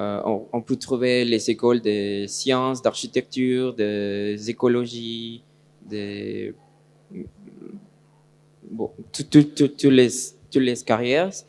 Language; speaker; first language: French; non-native, learner; Spanish